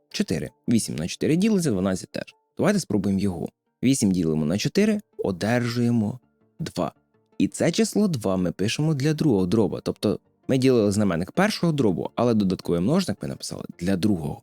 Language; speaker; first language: Ukrainian; native; Ukrainian